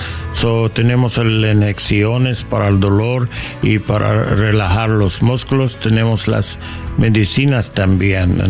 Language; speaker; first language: Spanish; non-native, learner; English